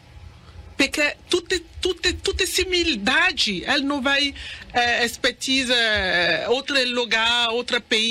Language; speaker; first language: Portuguese; non-native, learner; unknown